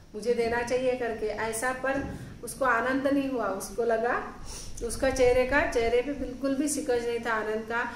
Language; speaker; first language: Hindi; non-native, local second language; Marathi